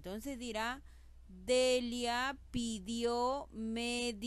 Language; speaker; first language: Spanish; native; Spanish